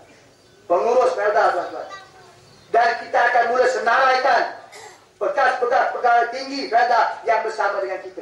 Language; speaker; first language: Malay; native; Malay